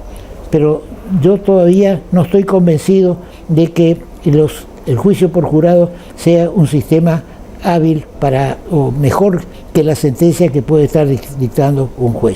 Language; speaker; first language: Spanish; native; Spanish